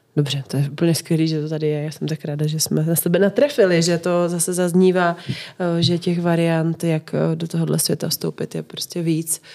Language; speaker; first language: Czech; native; Czech